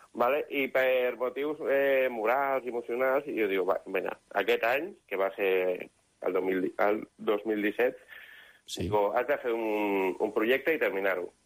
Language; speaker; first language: Catalan; non-native, local second language; Spanish